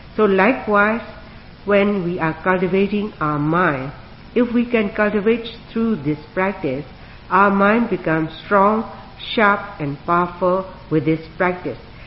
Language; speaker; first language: English; non-native, fluent; Burmese